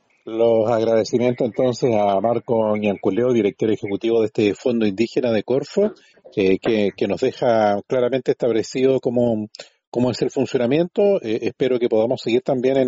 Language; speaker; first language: Spanish; native; Spanish